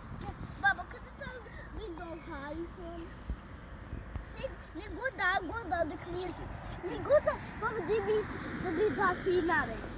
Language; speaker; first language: Swedish; early bilingual, other home language; Bangla